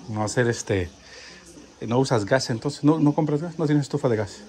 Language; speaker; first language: Spanish; native; Spanish